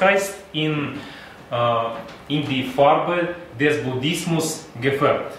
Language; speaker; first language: German; non-native, learner; Russian